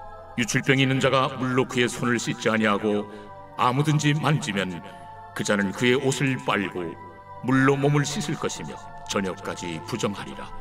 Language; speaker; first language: Korean; native; Korean